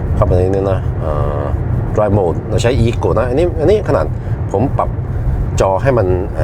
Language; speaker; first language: Thai; non-native, fluent; Norwegian